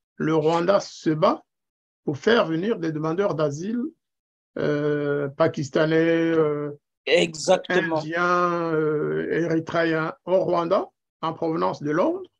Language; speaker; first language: French; non-native, local second language; Kinyarwanda